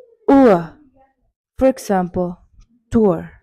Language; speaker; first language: English; non-native, learner; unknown